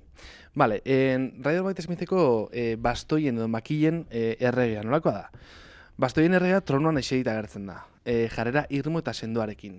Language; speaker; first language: Basque; native; Basque